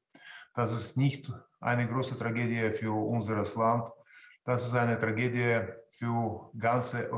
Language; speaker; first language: German; non-native, fluent; Russian